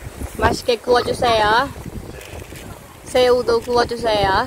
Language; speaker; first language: Korean; non-native, local second language; Khmer